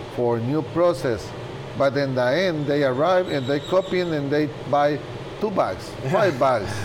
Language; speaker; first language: English; non-native, learner; Spanish